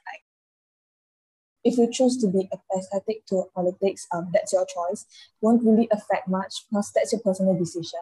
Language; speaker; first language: English; non-native, local second language; Chinese